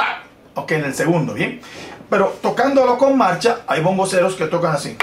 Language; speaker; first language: Spanish; native; Spanish